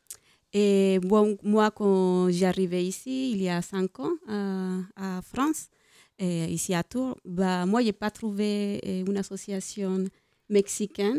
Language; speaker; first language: French; non-native, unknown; Spanish